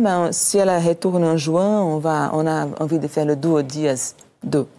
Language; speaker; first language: French; non-native, fluent; Portuguese